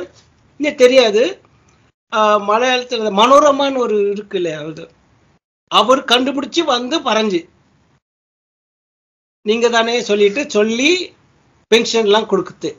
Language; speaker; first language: Tamil; early bilingual, heritage; Tamil